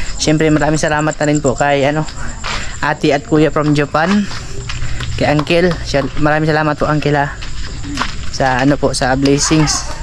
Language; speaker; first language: Filipino; non-native, local second language; Cebuano